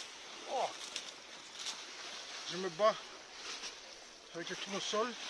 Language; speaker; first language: French; native; French